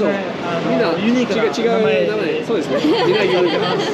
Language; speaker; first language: Japanese; non-native, fluent; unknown